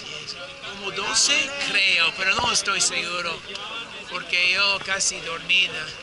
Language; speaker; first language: Spanish; non-native, learner; English